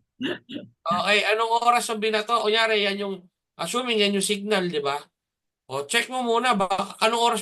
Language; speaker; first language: Filipino; native; Filipino